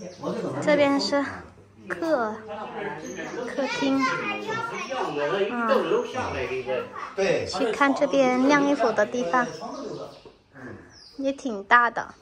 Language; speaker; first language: Chinese; non-native, fluent; Vietnamese